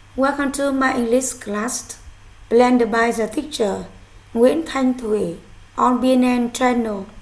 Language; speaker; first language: English; non-native, fluent; Vietnamese